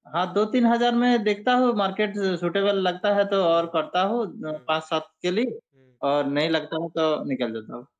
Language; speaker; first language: Hindi; non-native, local second language; Bangla